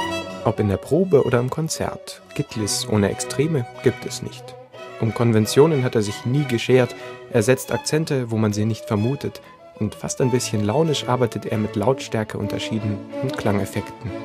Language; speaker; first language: German; native; German